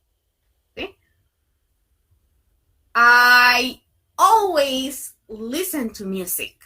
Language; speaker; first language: English; non-native, fluent; Spanish